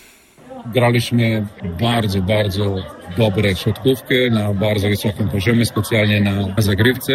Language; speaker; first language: Polish; non-native, fluent; Serbian